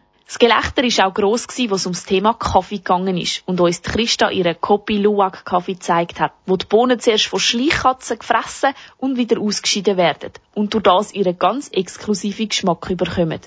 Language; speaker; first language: German; native; German